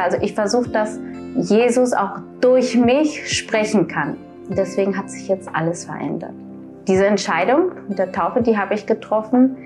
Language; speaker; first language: German; early bilingual, other home language; Spanish